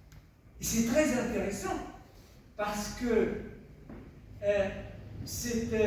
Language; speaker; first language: French; non-native, local second language; Tachelhit